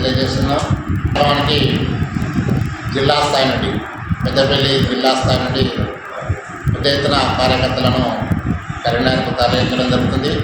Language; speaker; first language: Telugu; native; Telugu